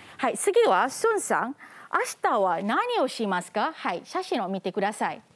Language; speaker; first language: Japanese; non-native, fluent; Malay